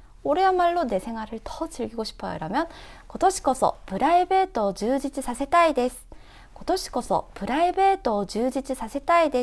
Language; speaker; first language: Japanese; non-native, fluent; Korean